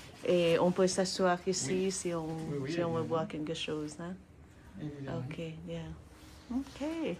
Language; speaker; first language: French; non-native, learner; English